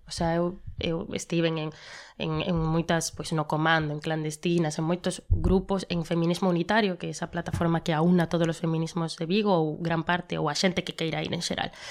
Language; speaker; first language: Galician; non-native, local second language; Spanish